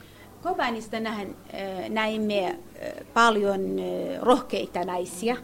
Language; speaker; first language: Finnish; non-native, learner; Kurdish